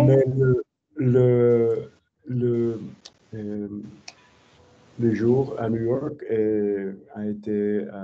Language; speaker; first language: French; non-native, learner; English